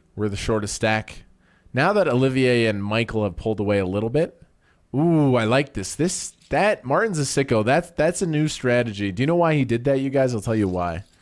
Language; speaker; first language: English; native; English